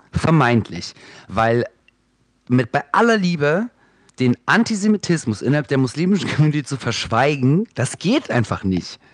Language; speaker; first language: German; early bilingual, other home language; Russian